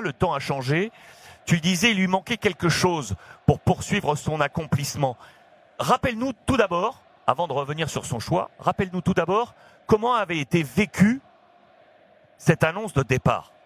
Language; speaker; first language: French; native; French